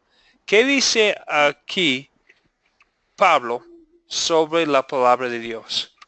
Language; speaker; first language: Spanish; non-native, fluent; English